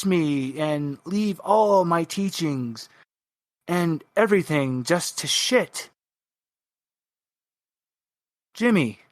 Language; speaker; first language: English; native; English